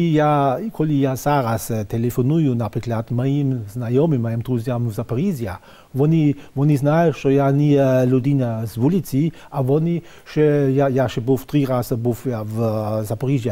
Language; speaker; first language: Ukrainian; non-native, fluent; German